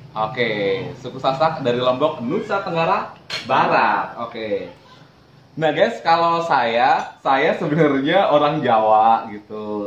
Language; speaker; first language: Indonesian; native; Indonesian